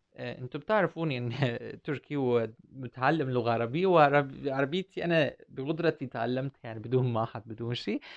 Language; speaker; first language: Arabic; non-native, fluent; Turkish